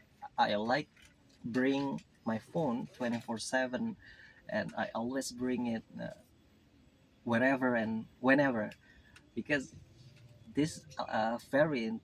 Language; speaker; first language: English; non-native, learner; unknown